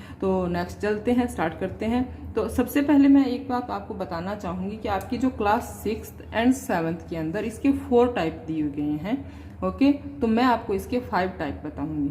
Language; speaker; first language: Hindi; native; Hindi